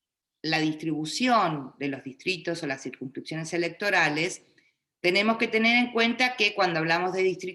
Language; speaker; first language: Spanish; native; Spanish